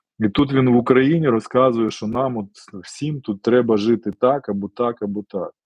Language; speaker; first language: Ukrainian; non-native, local second language; Russian